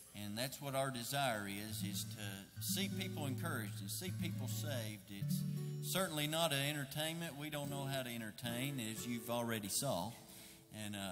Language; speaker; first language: English; native; English